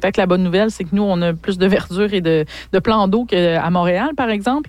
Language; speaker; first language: French; native; French